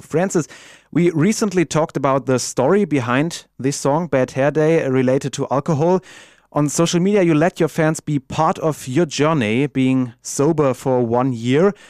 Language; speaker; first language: English; non-native, fluent; German